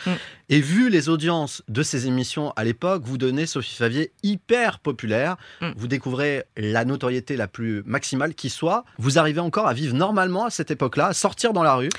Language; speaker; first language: French; native; French